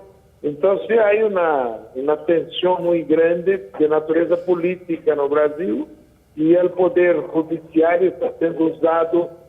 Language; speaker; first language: Spanish; non-native, learner; Portuguese